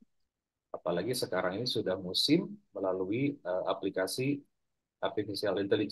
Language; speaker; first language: Indonesian; native; Indonesian